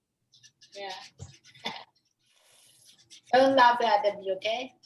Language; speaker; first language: English; non-native, learner; Chinese